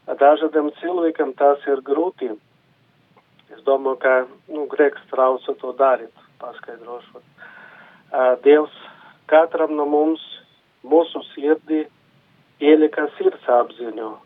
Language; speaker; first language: Latvian; non-native, local second language; Russian